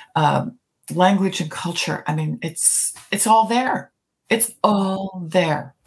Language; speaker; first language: English; native; English